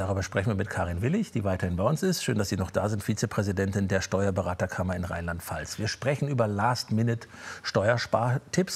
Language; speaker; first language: German; native; German